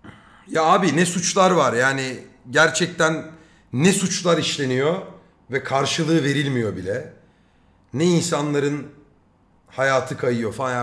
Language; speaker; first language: Turkish; native; Turkish